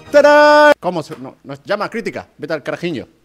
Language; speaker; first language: Spanish; non-native, learner; English